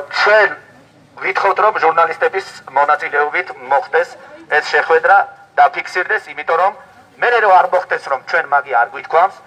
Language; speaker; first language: Georgian; native; Georgian